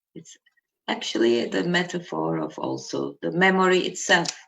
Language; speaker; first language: English; non-native, fluent; Turkish